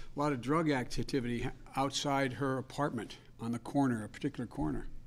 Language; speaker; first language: English; native; English